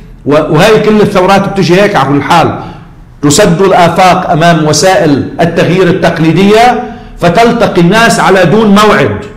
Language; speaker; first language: Arabic; native; Arabic